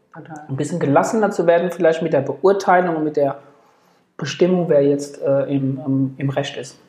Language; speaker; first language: German; native; German